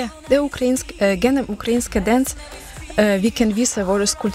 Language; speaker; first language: Danish; non-native, learner; Ukrainian